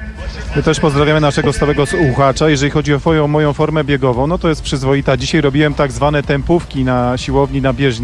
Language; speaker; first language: Polish; native; Polish